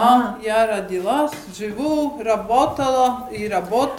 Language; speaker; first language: Russian; non-native, local second language; Latvian